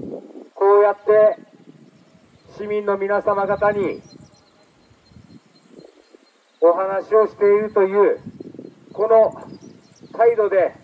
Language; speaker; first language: Japanese; native; Japanese